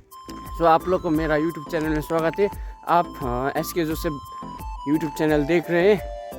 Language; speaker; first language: Hindi; non-native, local second language; Nepali